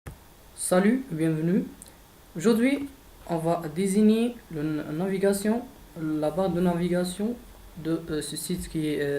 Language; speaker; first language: French; non-native, fluent; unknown